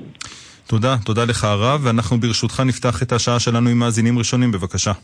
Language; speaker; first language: Hebrew; native; Hebrew